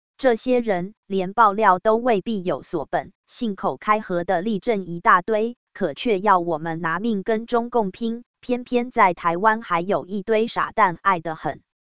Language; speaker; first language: Chinese; native; Chinese